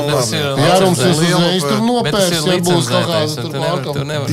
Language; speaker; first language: Latvian; native; Latvian